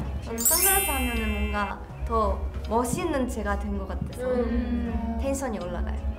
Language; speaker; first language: Korean; non-native, fluent; Japanese